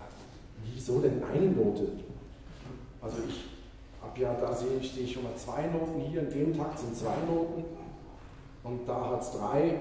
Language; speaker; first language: German; native; German